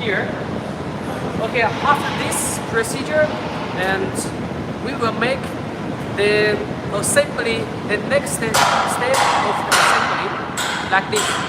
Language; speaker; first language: English; non-native, learner; Chinese